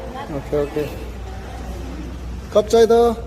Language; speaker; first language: Korean; native; Korean